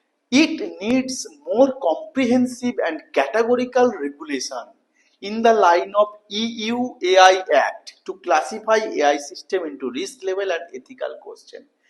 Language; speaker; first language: English; non-native, local second language; Bangla